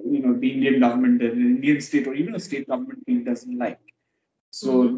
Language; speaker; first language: English; non-native, local second language; Bangla